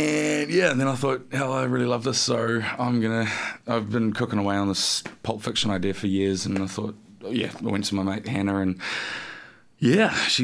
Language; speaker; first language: English; native; English